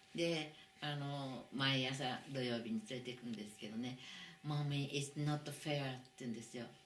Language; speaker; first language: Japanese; native; Japanese